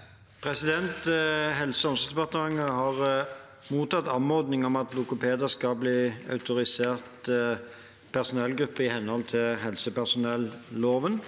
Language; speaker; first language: Norwegian; native; Norwegian